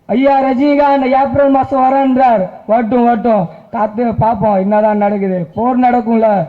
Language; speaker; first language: Tamil; non-native, local second language; Urdu